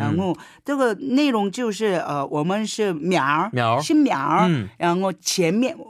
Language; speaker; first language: Chinese; non-native, learner; Korean